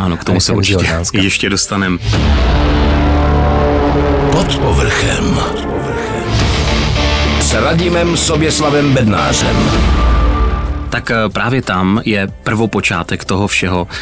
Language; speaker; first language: Czech; native; Czech